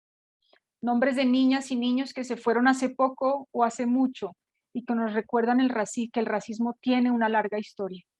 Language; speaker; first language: Spanish; native; Spanish